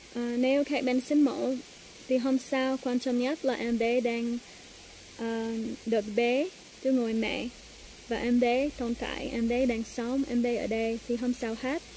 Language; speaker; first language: Vietnamese; non-native, learner; English